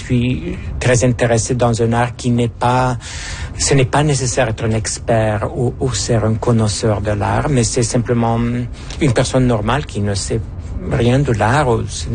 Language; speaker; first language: French; non-native, fluent; Spanish